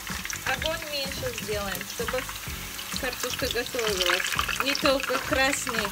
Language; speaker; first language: Russian; non-native, learner; Tajik